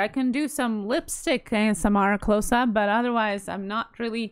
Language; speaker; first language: English; non-native, fluent; Latvian